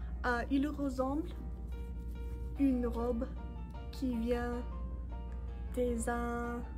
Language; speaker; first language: French; non-native, learner; English